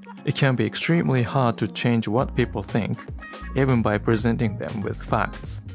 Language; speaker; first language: English; non-native, fluent; Japanese